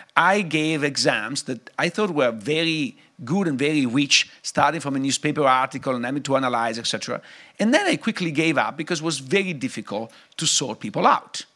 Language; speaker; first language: English; non-native, fluent; Italian